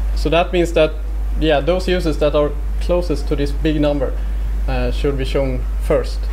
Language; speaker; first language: English; non-native, fluent; Swedish